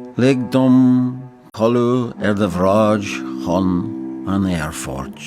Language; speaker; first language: Irish; non-native, local second language; English